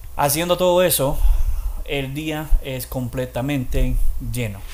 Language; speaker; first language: Spanish; non-native, fluent; English